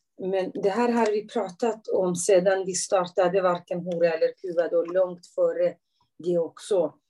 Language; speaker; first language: Swedish; non-native, fluent; Persian